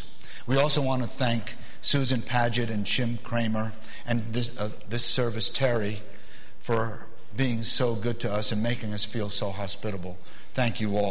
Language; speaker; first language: English; early bilingual, other home language; Arabic